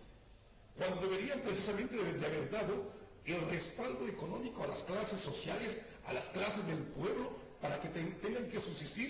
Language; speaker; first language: Spanish; native; Spanish